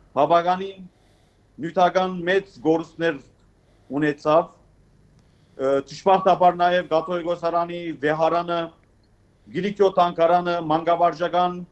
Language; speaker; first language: Armenian; early bilingual, heritage; Armenian